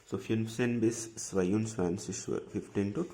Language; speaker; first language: German; non-native, fluent; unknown